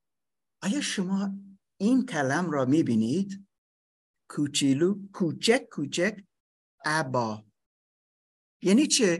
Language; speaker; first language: Persian; non-native, fluent; English